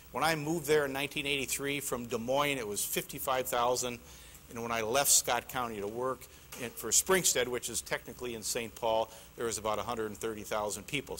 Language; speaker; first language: English; native; English